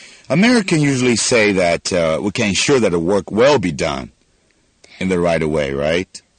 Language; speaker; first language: English; non-native, fluent; Chinese